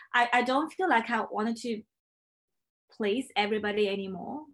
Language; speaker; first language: English; non-native, fluent; Chinese